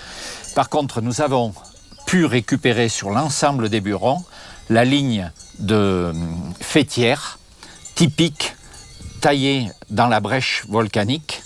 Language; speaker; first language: French; native; French